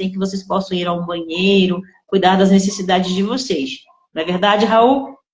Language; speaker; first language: Portuguese; native; Portuguese